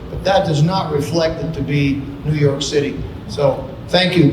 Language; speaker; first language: English; non-native, fluent; Spanish